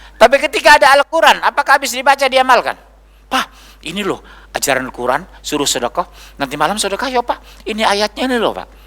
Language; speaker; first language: Indonesian; native; Indonesian